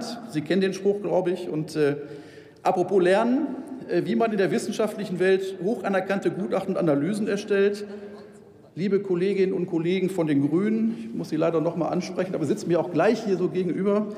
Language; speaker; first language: German; native; German